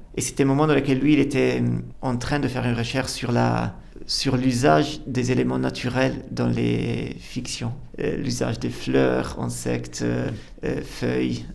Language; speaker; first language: French; non-native, fluent; Italian